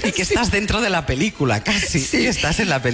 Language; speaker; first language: Spanish; native; Spanish